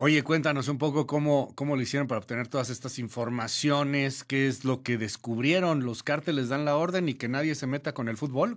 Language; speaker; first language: Spanish; native; Spanish